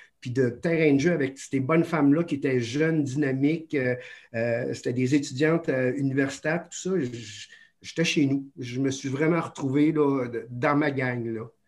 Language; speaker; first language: French; native; French